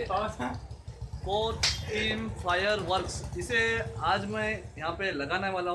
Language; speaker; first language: Hindi; non-native, local second language; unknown